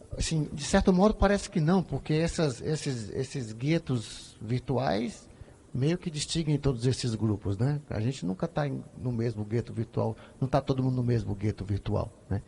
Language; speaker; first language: Portuguese; native; Portuguese